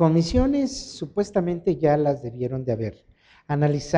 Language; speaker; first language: Spanish; native; Spanish